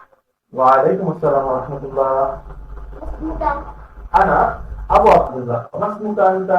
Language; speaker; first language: Arabic; non-native, learner; Bangla